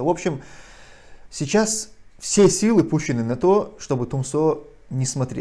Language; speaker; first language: Russian; non-native, local second language; Chechen